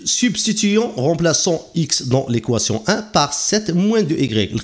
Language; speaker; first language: French; non-native, local second language; Arabic